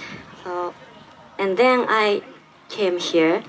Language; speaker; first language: English; non-native, learner; Japanese